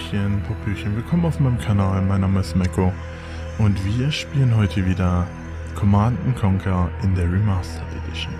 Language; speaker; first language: German; native; German